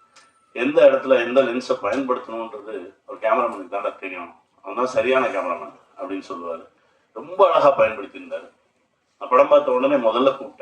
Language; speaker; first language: Tamil; native; Tamil